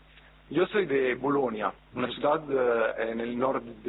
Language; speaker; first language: Spanish; non-native, fluent; Italian